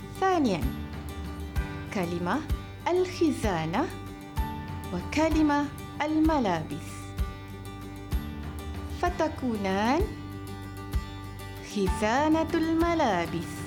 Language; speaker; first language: Arabic; non-native, fluent; Malay